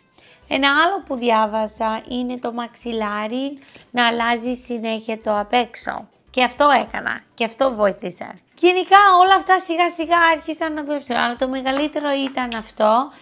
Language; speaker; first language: Greek; early bilingual, heritage; English